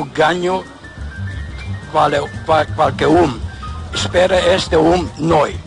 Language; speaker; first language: Portuguese; non-native, learner; Hungarian